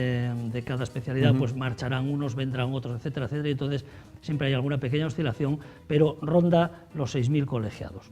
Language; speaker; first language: Spanish; native; Spanish